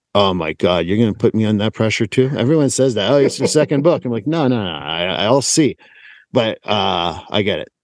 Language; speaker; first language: English; native; English